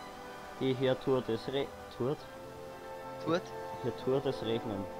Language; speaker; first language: German; native; German